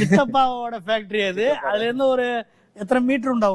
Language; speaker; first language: Tamil; native; Tamil